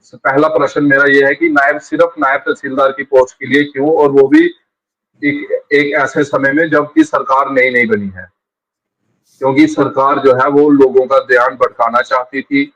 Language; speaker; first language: Hindi; non-native, local second language; Dogri